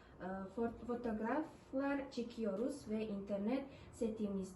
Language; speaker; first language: Turkish; non-native, learner; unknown